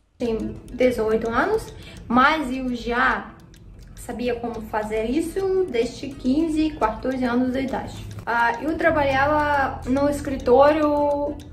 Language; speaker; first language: Portuguese; non-native, learner; Russian